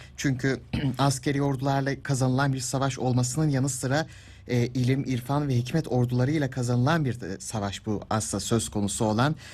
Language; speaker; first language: Turkish; native; Turkish